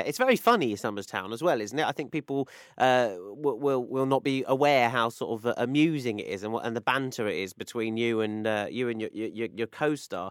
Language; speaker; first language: English; native; English